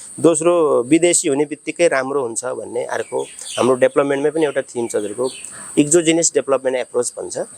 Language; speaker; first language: Nepali; native; Nepali